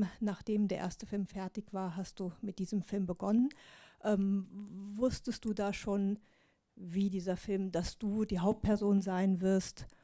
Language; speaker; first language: German; native; German